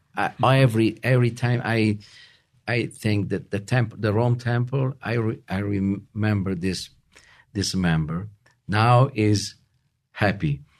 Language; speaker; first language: English; non-native, learner; Italian